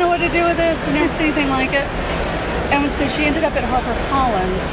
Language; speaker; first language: English; native; English